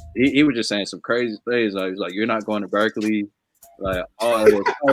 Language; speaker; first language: English; native; English